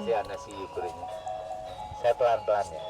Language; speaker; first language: Indonesian; native; Indonesian